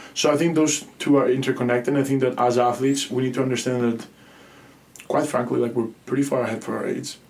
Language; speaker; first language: English; non-native, fluent; Greek